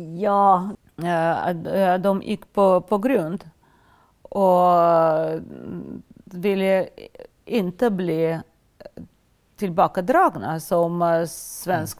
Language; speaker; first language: Swedish; non-native, fluent; Russian